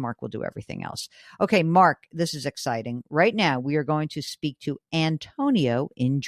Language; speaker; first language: English; native; English